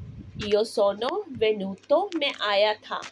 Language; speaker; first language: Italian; non-native, learner; Urdu